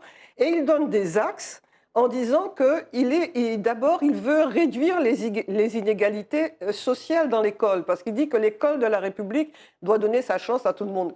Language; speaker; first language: French; native; French